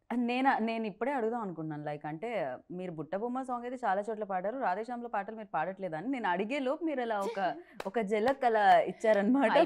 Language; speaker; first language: Telugu; native; Telugu